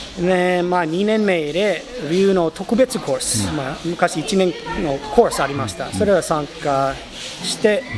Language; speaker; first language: Japanese; non-native, fluent; English